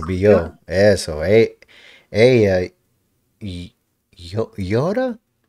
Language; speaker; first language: Spanish; non-native, learner; English